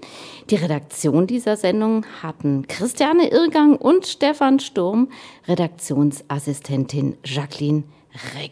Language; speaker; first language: German; native; German